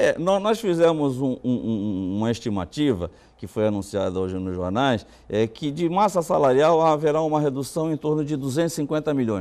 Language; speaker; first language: Portuguese; native; Portuguese